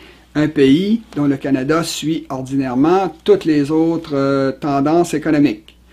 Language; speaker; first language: French; native; French